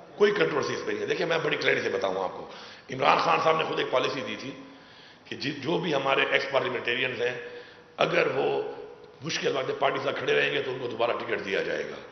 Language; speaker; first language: Urdu; non-native, local second language; Pashto